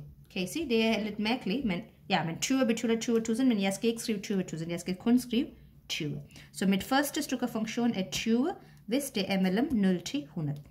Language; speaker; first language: Danish; non-native, fluent; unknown